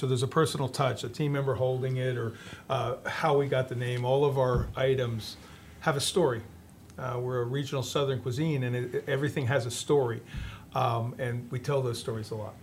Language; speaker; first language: English; native; English